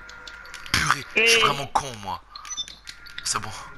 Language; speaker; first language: French; native; French